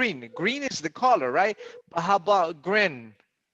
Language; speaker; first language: English; non-native, fluent; Spanish